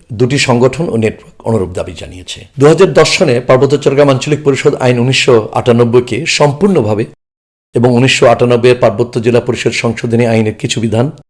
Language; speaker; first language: Bangla; non-native, local second language; Chakma